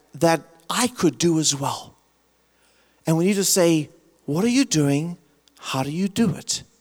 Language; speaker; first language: English; native; English